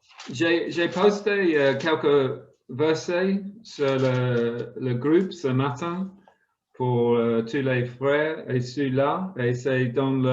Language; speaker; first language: French; non-native, fluent; English